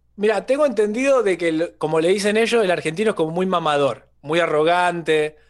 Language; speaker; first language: Spanish; native; Spanish